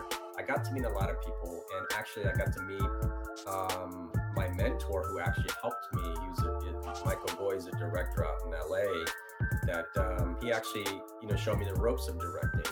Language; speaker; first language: English; early bilingual, other home language; Italian